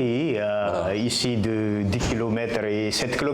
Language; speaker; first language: French; non-native, local second language; Malagasy